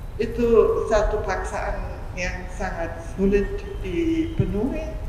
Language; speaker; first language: Indonesian; non-native, fluent; German